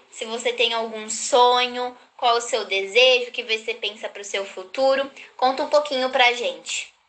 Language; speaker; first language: Portuguese; native; Portuguese